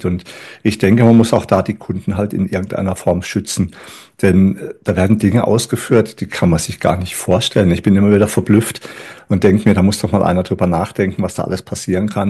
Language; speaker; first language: German; native; German